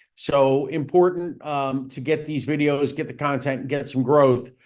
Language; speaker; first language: English; native; English